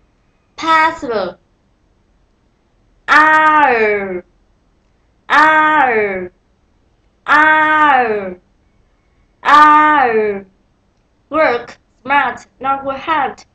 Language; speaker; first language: English; non-native, learner; Vietnamese